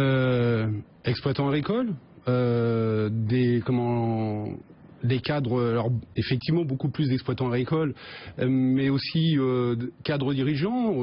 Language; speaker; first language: French; native; French